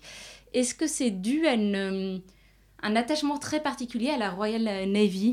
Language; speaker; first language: French; native; French